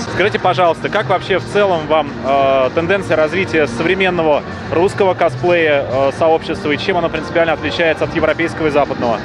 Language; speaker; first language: Russian; native; Russian